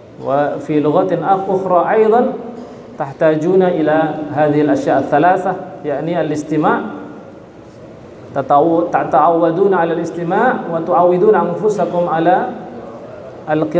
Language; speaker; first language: Arabic; non-native, fluent; Indonesian